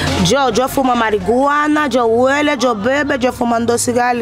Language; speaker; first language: Spanish; non-native, learner; Haitian Creole